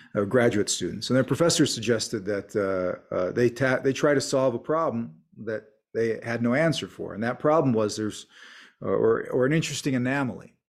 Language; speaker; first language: English; native; English